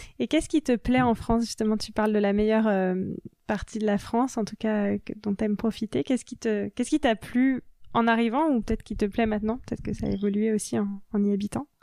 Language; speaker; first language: French; native; French